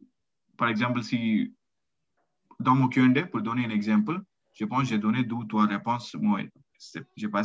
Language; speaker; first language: French; non-native, learner; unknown